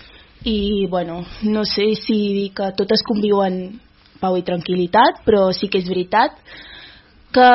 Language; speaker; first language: Catalan; early bilingual, other home language; Wolof